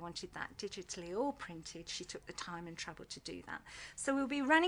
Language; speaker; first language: English; native; English